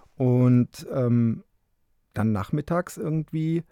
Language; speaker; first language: German; native; German